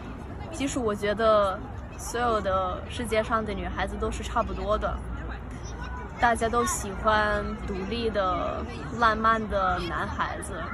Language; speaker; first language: Chinese; non-native, fluent; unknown